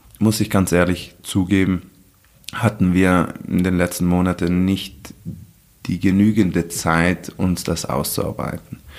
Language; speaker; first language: German; non-native, local second language; Ladin